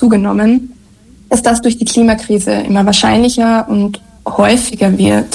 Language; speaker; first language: German; native; German